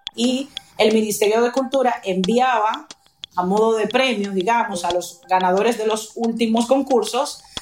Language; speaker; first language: Spanish; native; Spanish